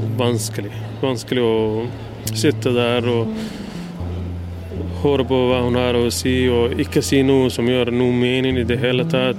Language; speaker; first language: Norwegian; early bilingual, other home language; Somali